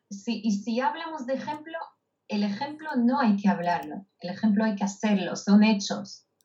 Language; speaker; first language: Spanish; non-native, fluent; Hebrew